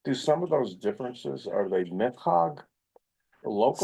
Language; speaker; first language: English; native; English